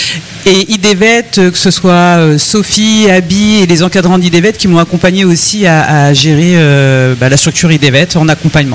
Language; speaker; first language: French; native; French